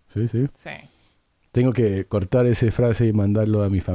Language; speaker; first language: Spanish; early bilingual, heritage; English